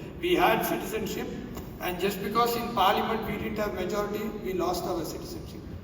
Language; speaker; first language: English; non-native, local second language; Tamil